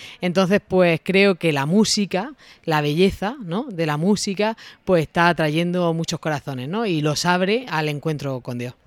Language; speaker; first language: Spanish; native; Spanish